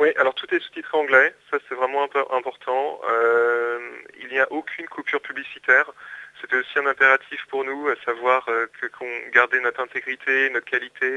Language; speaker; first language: French; native; French